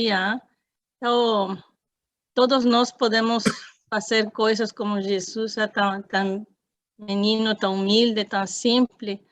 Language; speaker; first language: Portuguese; non-native, fluent; Spanish